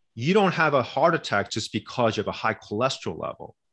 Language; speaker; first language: English; early bilingual, other home language; Korean